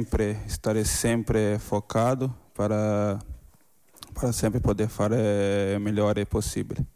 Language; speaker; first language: Spanish; non-native, learner; Portuguese